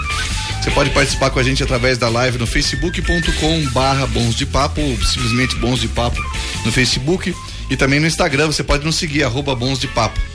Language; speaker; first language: Portuguese; native; Portuguese